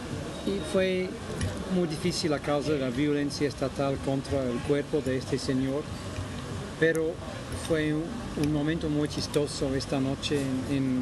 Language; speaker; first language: Spanish; non-native, fluent; English